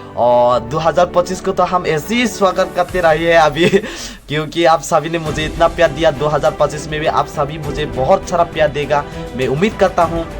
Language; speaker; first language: Hindi; non-native, local second language; Kok Borok